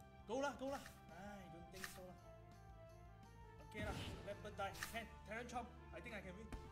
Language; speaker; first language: English; non-native, local second language; Chinese